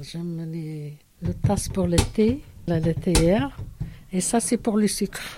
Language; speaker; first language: French; non-native, learner; Arabic